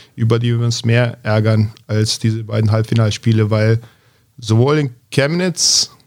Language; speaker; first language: German; early bilingual, other home language; Bosnian